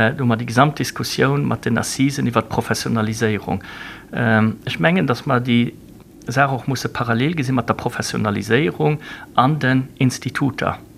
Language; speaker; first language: Luxembourgish; native; Luxembourgish